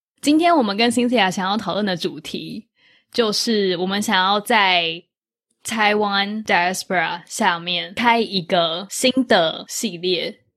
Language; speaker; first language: Chinese; native; Chinese